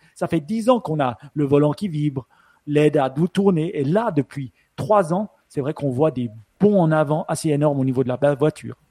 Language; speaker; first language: French; native; French